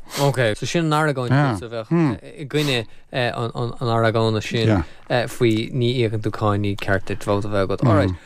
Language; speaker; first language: Irish; native; Irish